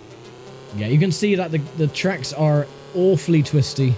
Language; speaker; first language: English; native; English